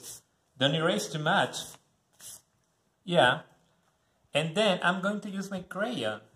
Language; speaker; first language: English; non-native, learner; Spanish